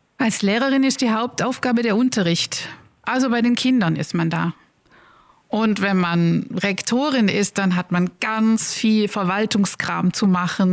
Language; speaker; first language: German; native; German